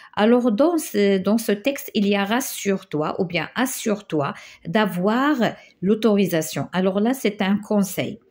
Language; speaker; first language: French; non-native, local second language; Arabic